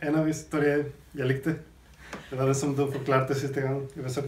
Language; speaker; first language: Norwegian; non-native, fluent; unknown